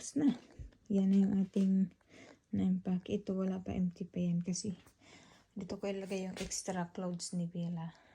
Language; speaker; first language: Filipino; non-native, local second language; Cebuano